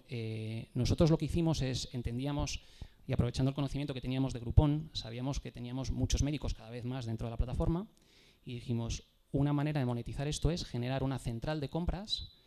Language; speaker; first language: Spanish; native; Spanish